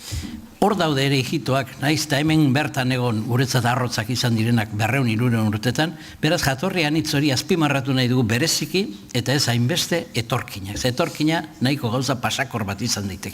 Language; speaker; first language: Basque; native; Basque